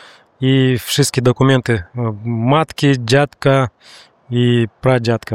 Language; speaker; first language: Polish; non-native, learner; Russian